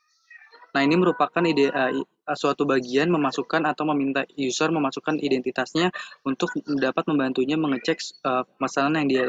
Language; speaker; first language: Indonesian; native; Indonesian